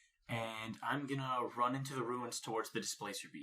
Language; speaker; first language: English; native; English